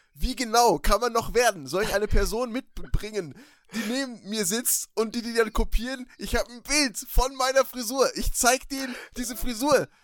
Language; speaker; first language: German; early bilingual, other home language; Turkish